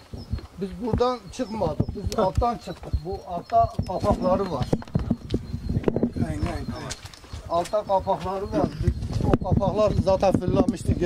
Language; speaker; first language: Turkish; non-native, local second language; Kurdish